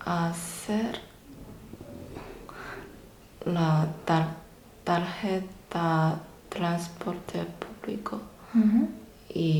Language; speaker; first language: Spanish; non-native, learner; Chinese